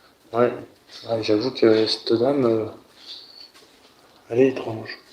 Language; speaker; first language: French; native; French